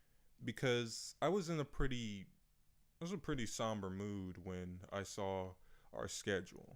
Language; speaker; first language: English; native; English